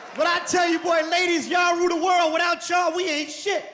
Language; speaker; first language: English; native; English